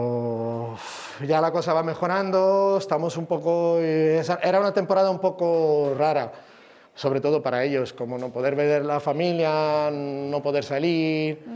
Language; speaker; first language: Spanish; non-native, fluent; Italian